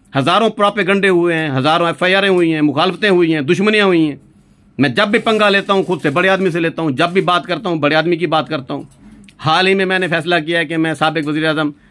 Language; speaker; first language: Urdu; non-native, local second language; Saraiki